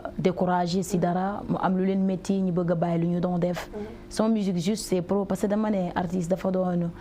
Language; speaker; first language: Wolof; non-native, local second language; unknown